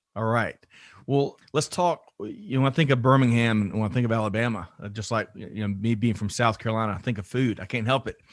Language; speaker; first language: English; native; English